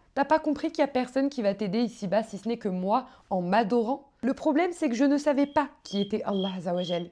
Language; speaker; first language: French; native; French